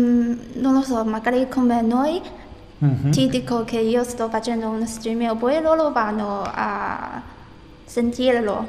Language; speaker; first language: Italian; non-native, learner; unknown